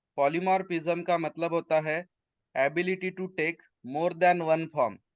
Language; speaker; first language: Hindi; non-native, local second language; Marathi